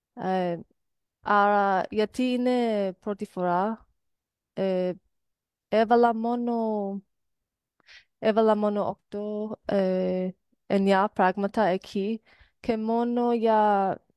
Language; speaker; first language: Greek; non-native, learner; English